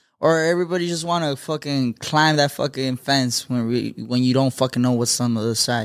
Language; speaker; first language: English; early bilingual, other home language; Spanish